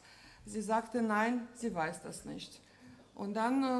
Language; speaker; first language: German; non-native, fluent; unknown